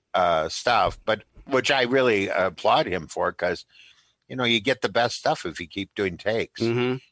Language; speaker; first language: English; native; English